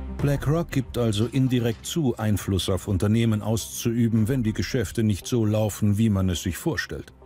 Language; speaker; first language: German; native; German